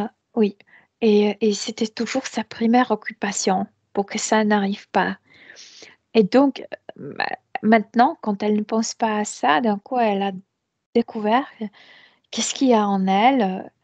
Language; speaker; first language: French; non-native, fluent; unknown